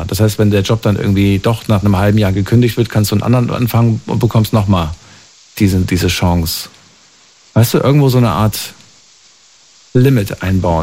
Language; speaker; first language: German; native; German